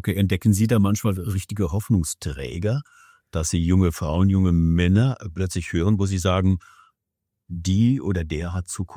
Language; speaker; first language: German; native; German